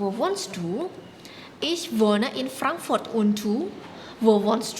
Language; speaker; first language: German; non-native, learner; Indonesian